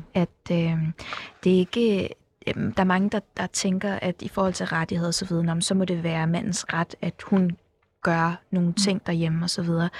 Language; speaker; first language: Danish; early bilingual, other home language; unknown